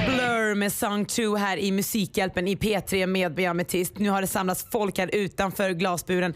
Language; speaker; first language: Swedish; native; Swedish